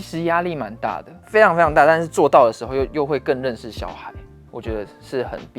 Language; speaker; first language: Chinese; native; Chinese